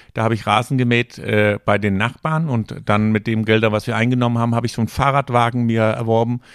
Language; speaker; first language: German; non-native, fluent; Danish